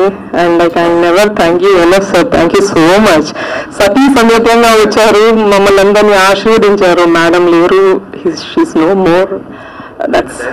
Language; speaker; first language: Telugu; native; Telugu